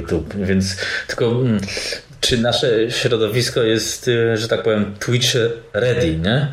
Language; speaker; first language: Polish; native; Polish